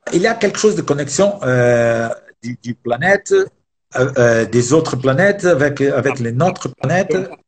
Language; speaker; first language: French; non-native, fluent; Portuguese